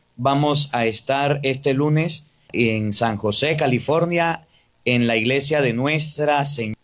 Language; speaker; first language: Spanish; native; Spanish